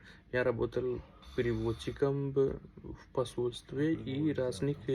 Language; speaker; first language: Russian; non-native, local second language; Hindi